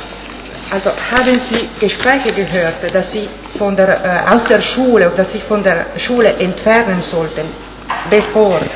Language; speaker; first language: German; non-native, fluent; Italian